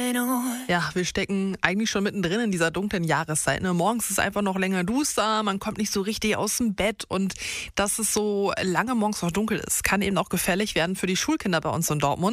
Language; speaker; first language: German; native; German